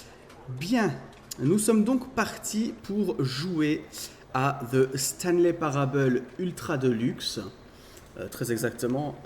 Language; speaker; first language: French; native; French